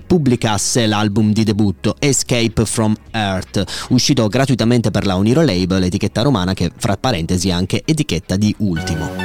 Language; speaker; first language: Italian; native; Italian